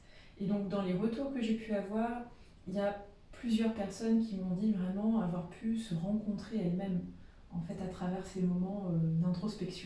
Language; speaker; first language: French; native; French